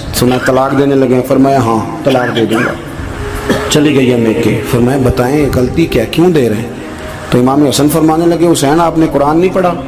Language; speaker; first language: Urdu; non-native, local second language; Punjabi